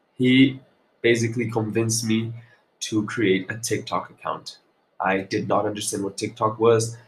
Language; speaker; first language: English; non-native, fluent; Portuguese